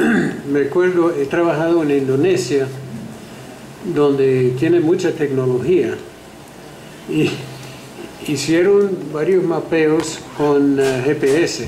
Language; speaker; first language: Spanish; non-native, fluent; English